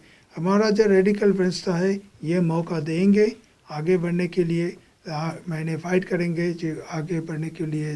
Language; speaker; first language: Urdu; non-native, fluent; Bangla